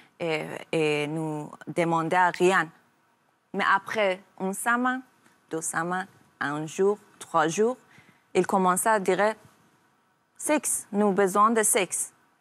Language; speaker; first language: French; non-native, learner; Persian